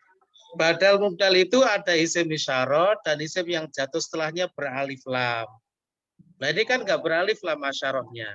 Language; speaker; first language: Indonesian; native; Indonesian